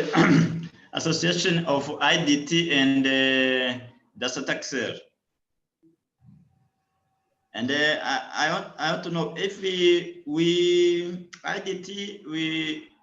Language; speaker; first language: English; non-native, learner; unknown